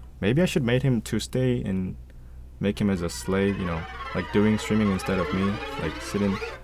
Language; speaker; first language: English; non-native, fluent; Korean